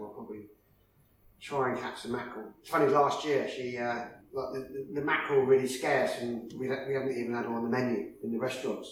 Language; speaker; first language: English; native; English